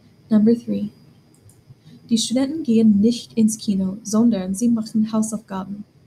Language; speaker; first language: German; non-native, fluent; English